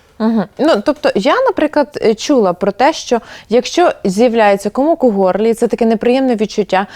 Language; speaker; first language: Ukrainian; native; Ukrainian